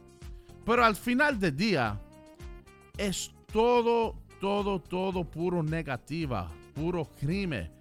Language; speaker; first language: Spanish; early bilingual, heritage; Spanish